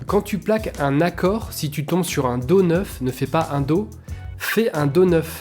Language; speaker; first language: French; native; French